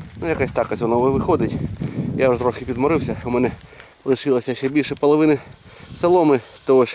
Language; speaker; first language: Ukrainian; native; Ukrainian